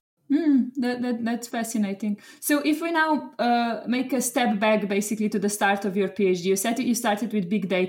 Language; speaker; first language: English; non-native, fluent; Slovenian